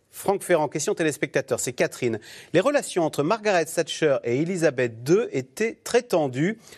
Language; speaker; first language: French; native; French